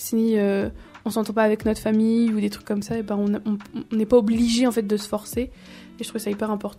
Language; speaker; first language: French; native; French